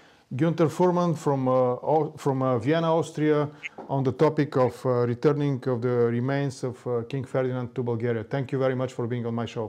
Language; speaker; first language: English; non-native, fluent; Bulgarian